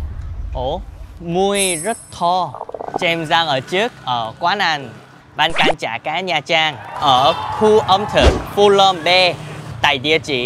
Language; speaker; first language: Vietnamese; early bilingual, other home language; Korean